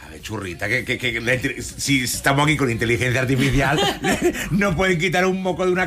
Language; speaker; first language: Spanish; native; Spanish